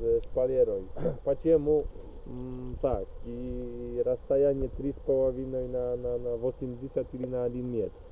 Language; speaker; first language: Russian; non-native, fluent; Polish